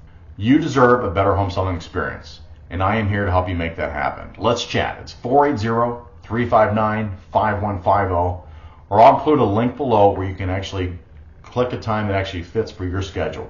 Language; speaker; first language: English; native; English